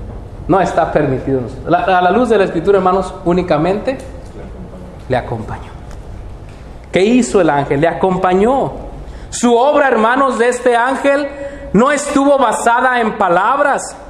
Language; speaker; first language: Spanish; native; Spanish